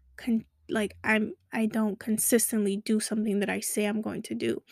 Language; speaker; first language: English; early bilingual, other home language; Kabuverdianu